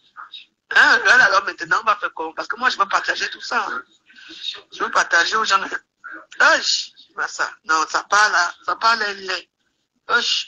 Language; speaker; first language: French; native; French